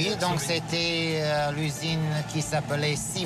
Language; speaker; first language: French; non-native, fluent; Serbian